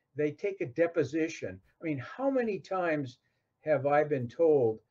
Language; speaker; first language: English; native; English